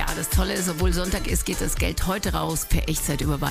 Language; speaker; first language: German; native; German